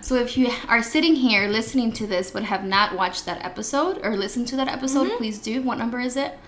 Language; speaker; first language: English; early bilingual, other home language; Spanish